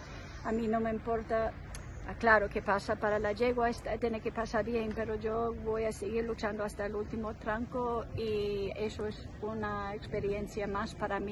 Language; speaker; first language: Spanish; non-native, fluent; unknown